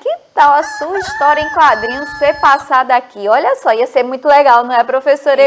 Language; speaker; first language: Portuguese; native; Portuguese